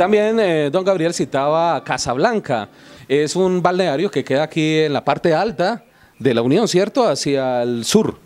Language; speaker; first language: Spanish; native; Spanish